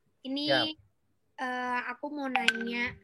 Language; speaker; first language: Indonesian; native; Indonesian